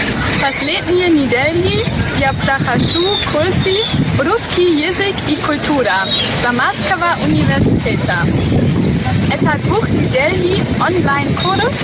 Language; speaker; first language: Russian; non-native, learner; German